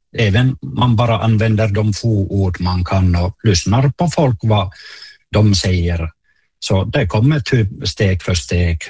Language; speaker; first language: Swedish; non-native, local second language; Finnish